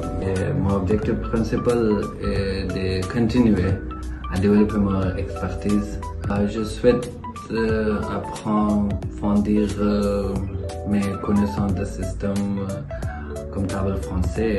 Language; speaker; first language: French; non-native, fluent; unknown